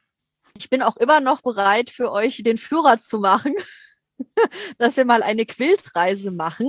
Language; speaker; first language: German; native; German